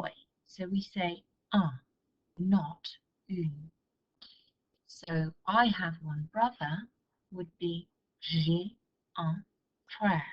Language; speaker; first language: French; non-native, fluent; English